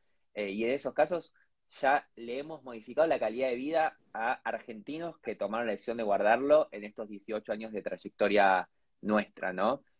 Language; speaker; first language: Spanish; native; Spanish